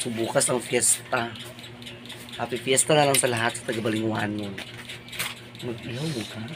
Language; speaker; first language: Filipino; non-native, local second language; Cebuano